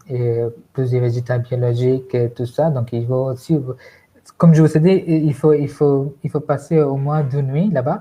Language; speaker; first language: French; non-native, fluent; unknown